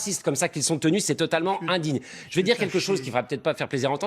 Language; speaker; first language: French; native; French